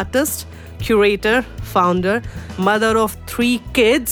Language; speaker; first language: English; non-native, local second language; Urdu